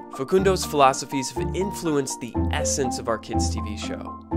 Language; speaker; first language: English; native; English